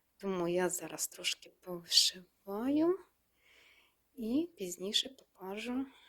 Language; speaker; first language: Ukrainian; non-native, local second language; Russian